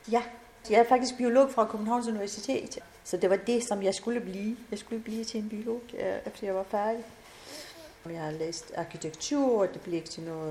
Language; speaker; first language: Danish; non-native, fluent; Persian